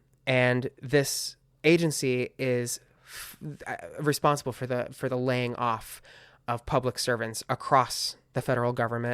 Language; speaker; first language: English; native; English